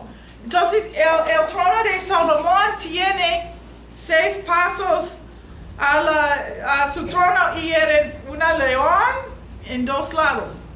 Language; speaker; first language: Spanish; non-native, learner; English